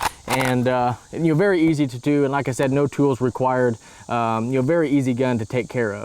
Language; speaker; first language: English; native; English